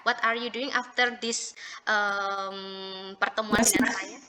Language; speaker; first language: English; non-native, learner; Javanese